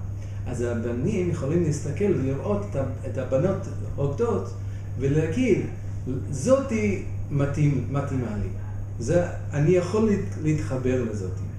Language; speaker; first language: Hebrew; non-native, fluent; English